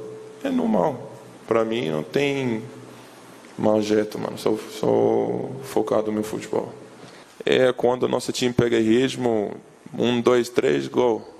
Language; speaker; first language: Portuguese; non-native, learner; English